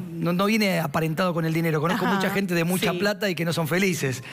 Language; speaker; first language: Spanish; native; Spanish